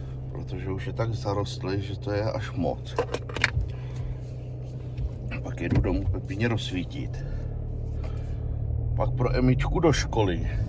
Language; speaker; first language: Czech; native; Czech